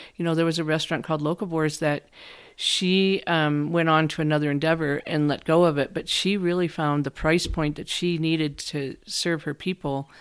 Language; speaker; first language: English; native; English